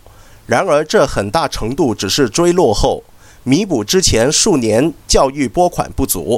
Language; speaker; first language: Chinese; non-native, local second language; Cantonese